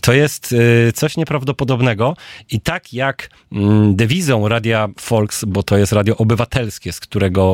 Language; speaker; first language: Polish; native; Polish